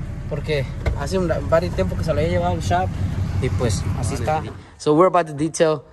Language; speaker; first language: Spanish; early bilingual, heritage; Spanish